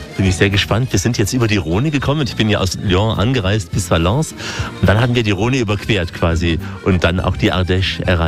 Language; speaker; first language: German; native; German